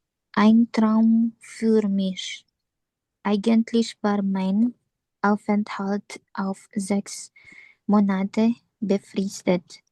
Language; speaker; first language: German; non-native, learner; Filipino